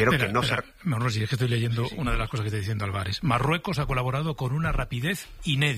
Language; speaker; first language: Spanish; native; Spanish